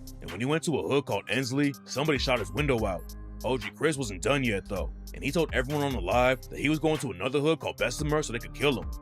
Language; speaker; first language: English; native; English